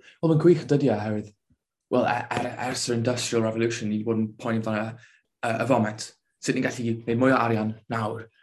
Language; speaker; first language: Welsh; non-native, local second language; English